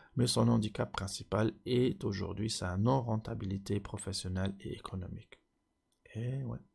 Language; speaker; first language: French; non-native, local second language; Luxembourgish